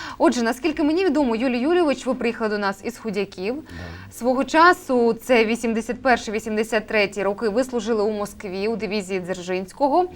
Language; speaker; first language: Ukrainian; native; Ukrainian